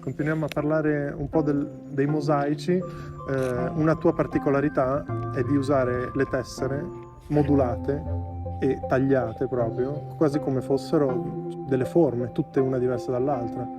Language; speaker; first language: Italian; native; Italian